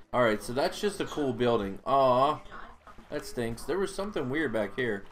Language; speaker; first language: English; native; English